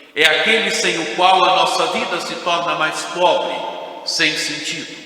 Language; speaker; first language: Portuguese; native; Portuguese